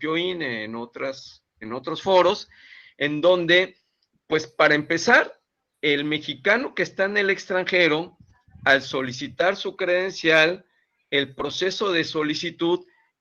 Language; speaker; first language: Spanish; native; Spanish